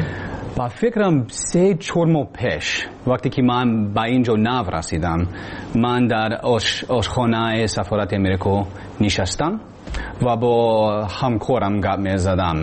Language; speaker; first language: Persian; non-native, learner; English